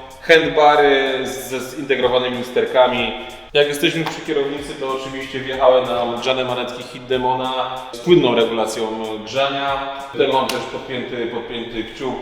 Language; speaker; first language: Polish; native; Polish